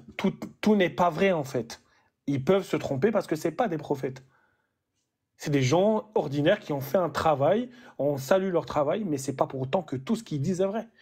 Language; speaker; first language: French; early bilingual, other home language; Arabic